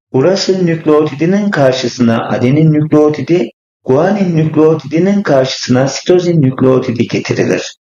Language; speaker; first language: Turkish; native; Turkish